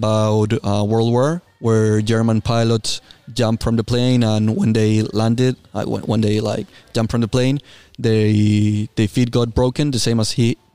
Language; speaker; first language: English; non-native, fluent; Spanish